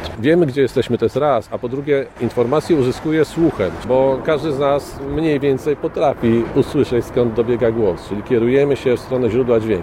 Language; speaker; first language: Polish; native; Polish